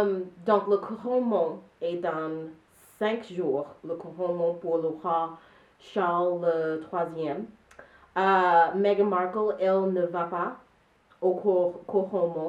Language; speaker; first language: French; non-native, learner; English